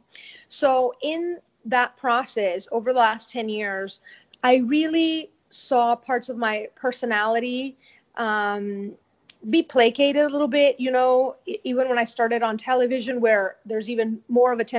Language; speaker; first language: English; non-native, fluent; Spanish